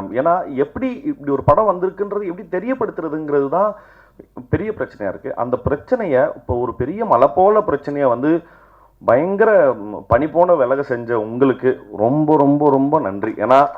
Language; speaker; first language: Tamil; native; Tamil